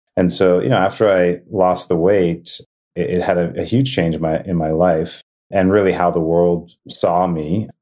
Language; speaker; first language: English; native; English